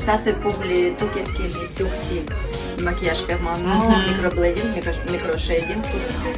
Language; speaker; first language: French; non-native, learner; Russian